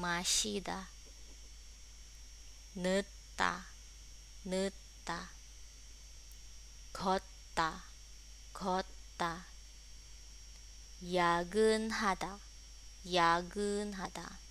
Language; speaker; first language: Korean; non-native, fluent; Indonesian